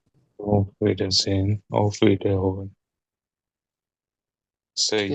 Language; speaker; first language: German; non-native, learner; Hindi